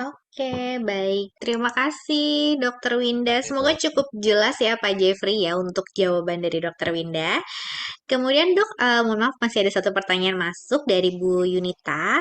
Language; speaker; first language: Indonesian; native; Indonesian